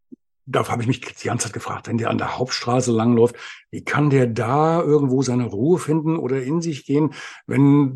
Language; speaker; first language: German; native; German